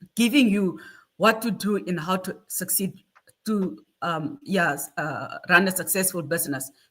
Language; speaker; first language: English; non-native, local second language; Afrikaans